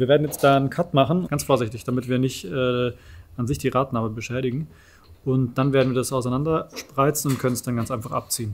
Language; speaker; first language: German; native; German